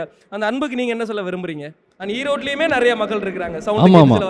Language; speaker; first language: Tamil; native; Tamil